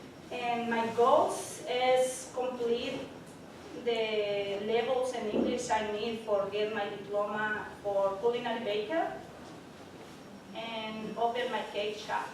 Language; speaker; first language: English; non-native, learner; Spanish